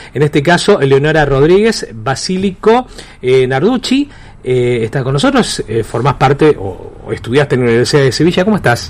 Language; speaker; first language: Spanish; native; Spanish